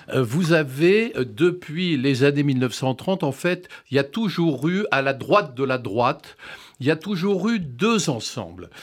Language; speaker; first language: French; non-native, fluent; Russian